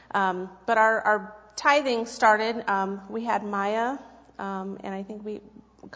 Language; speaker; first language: English; native; English